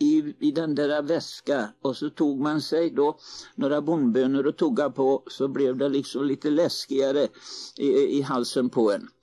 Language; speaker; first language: Swedish; native; Swedish